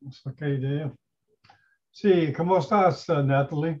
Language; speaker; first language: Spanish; non-native, learner; English